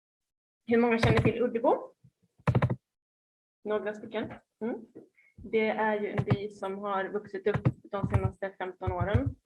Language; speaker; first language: Swedish; native; Swedish